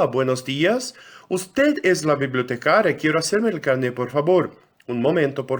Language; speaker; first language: Spanish; non-native, fluent; Portuguese